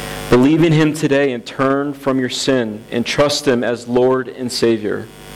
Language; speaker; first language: English; native; English